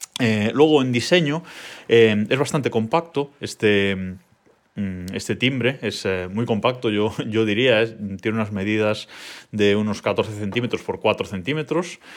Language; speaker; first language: Spanish; native; Spanish